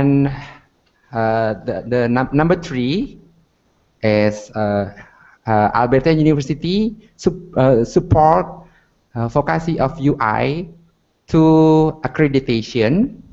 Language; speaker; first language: English; non-native, learner; Indonesian